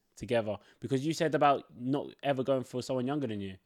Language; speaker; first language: English; early bilingual, other home language; Yoruba